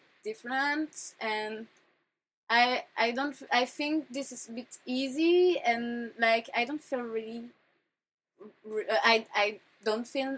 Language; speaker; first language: English; non-native, fluent; French